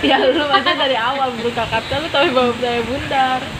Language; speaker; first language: Indonesian; native; Indonesian